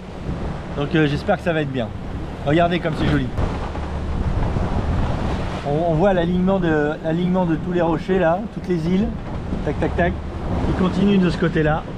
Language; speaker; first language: French; native; French